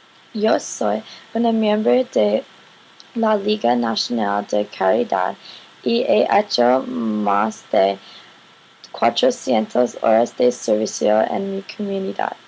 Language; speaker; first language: Spanish; non-native, learner; English